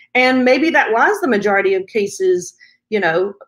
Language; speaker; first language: English; native; English